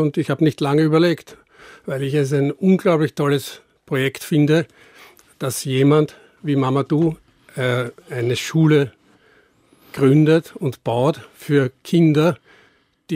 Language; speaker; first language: German; native; German